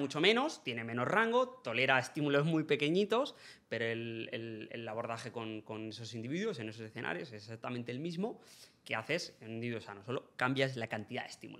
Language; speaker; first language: Spanish; native; Spanish